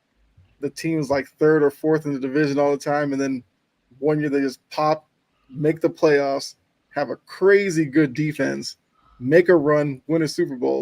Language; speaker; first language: English; native; English